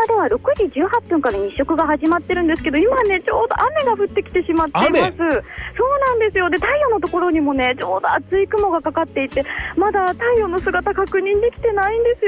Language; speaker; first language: Japanese; native; Japanese